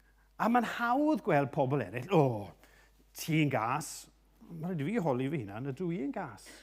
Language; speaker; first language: Welsh; native; Welsh